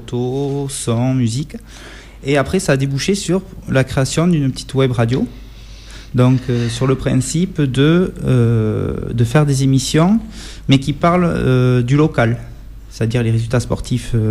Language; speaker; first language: French; native; French